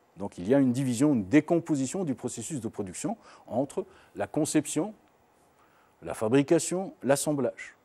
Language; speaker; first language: French; non-native, local second language; Arabic